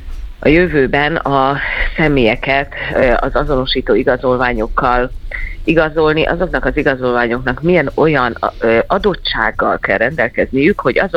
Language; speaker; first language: Hungarian; native; Hungarian